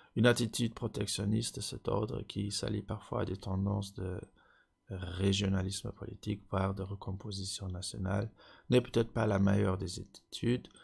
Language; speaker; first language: French; non-native, local second language; Luxembourgish